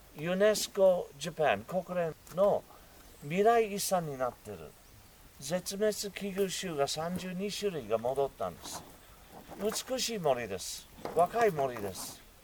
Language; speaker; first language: Japanese; non-native, fluent; English